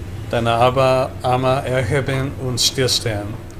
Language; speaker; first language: German; non-native, learner; English